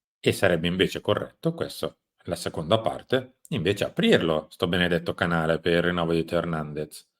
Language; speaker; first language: Italian; native; Italian